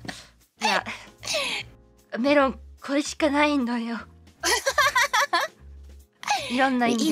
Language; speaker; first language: Japanese; non-native, learner; English